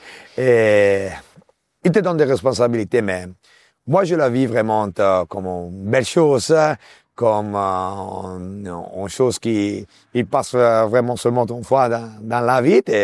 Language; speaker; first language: French; non-native, local second language; Italian